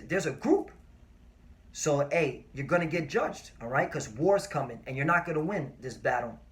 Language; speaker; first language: English; native; English